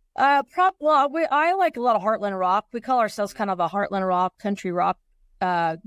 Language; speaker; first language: English; native; English